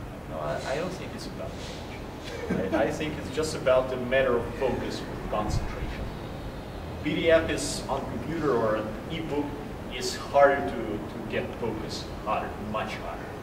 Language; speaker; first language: English; non-native, fluent; Ukrainian